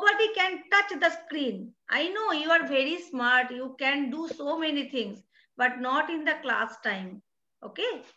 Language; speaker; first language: English; non-native, learner; Bangla